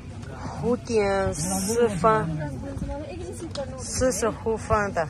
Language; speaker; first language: Chinese; non-native, learner; Nepali